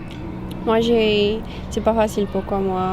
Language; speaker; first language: French; non-native, learner; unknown